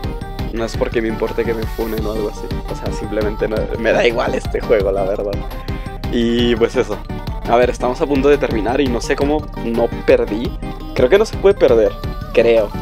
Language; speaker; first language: Spanish; native; Spanish